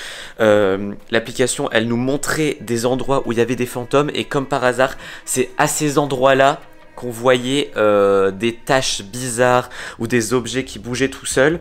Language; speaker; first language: French; native; French